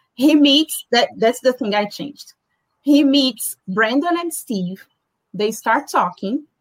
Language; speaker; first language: English; non-native, fluent; Portuguese